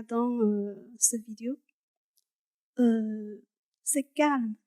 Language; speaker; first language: French; non-native, learner; Chinese